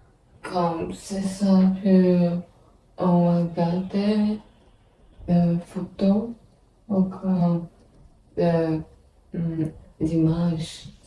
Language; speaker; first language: French; non-native, learner; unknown